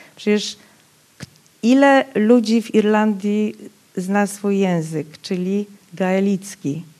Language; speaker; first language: Polish; non-native, local second language; Rusyn